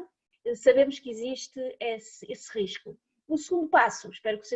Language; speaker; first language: Portuguese; native; Portuguese